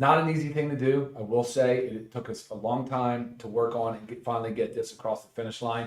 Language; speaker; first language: English; native; English